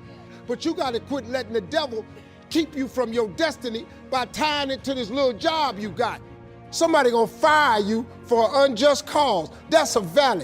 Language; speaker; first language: English; native; English